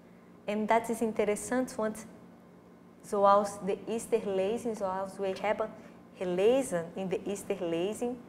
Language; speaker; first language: Dutch; non-native, fluent; Portuguese